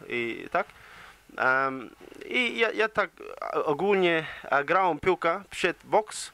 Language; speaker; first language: Polish; early bilingual, heritage; English